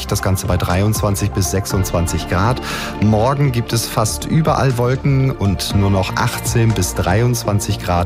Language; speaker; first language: German; native; German